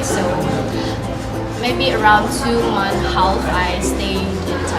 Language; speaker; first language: English; non-native, fluent; Indonesian